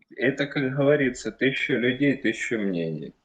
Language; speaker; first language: Russian; native; Russian